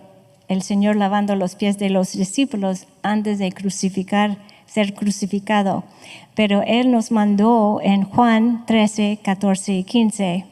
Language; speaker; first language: Spanish; non-native, fluent; English